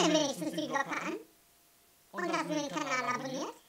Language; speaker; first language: German; native; German